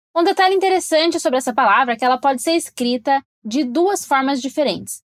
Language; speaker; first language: Portuguese; native; Portuguese